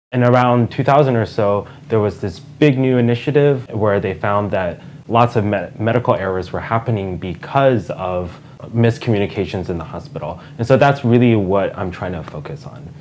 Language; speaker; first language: English; native; English